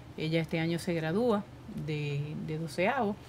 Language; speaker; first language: Spanish; native; Spanish